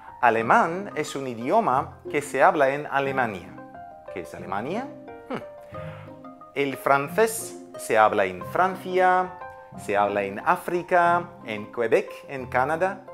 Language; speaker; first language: Spanish; non-native, fluent; Ukrainian